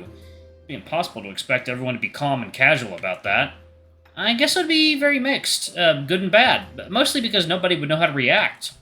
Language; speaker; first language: English; native; English